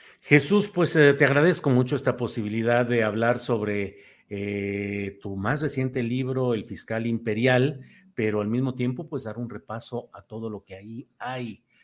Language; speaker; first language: Spanish; native; Spanish